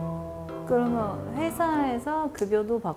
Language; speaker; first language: Korean; native; Korean